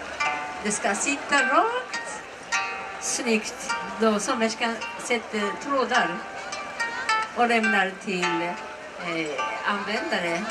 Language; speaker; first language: Swedish; non-native, learner; Japanese